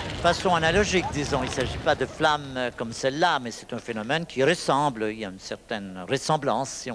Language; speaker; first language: French; native; French